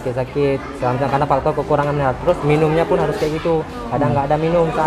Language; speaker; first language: Indonesian; native; Indonesian